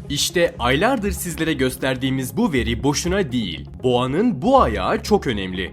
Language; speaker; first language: Turkish; native; Turkish